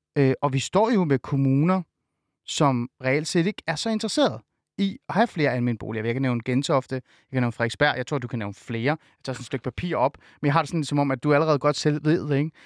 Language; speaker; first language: Danish; early bilingual, other home language; Persian